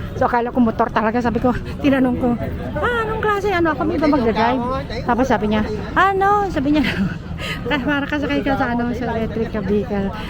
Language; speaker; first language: Filipino; native; Filipino